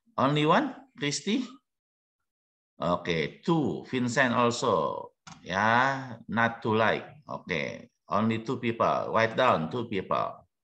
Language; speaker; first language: English; non-native, learner; Indonesian